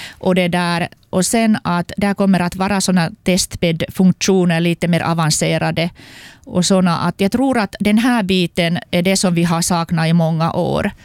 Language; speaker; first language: Swedish; non-native, local second language; Finnish